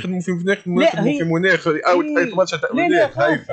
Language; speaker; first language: Arabic; native; Arabic